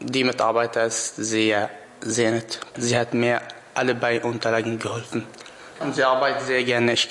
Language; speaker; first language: German; non-native, learner; Arabic